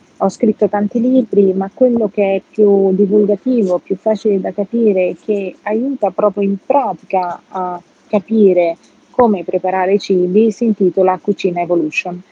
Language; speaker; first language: Italian; native; Italian